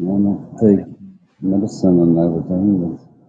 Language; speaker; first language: English; non-native, learner; Dutch